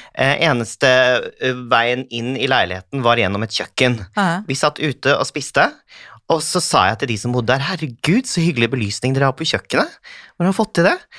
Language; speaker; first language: Norwegian; native; Norwegian